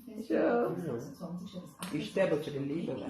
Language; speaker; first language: German; non-native, learner; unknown